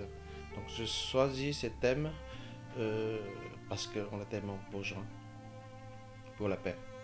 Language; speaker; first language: French; non-native, fluent; Chinese